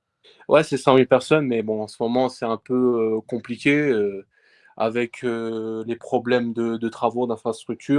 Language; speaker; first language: French; early bilingual, other home language; Persian